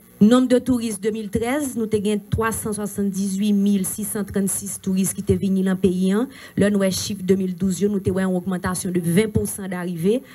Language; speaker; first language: French; non-native, local second language; Haitian Creole